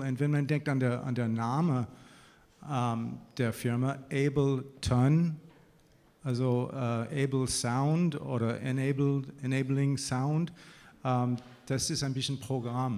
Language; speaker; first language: German; non-native, fluent; English